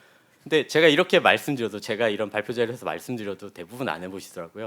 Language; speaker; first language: Korean; native; Korean